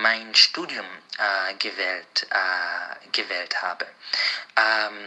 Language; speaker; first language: German; non-native, fluent; Arabic